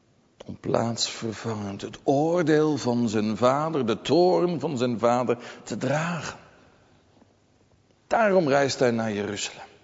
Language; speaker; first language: Dutch; native; Dutch